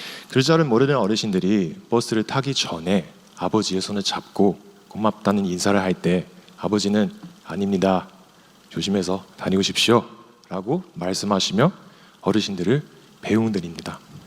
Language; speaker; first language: Korean; non-native, fluent; Chinese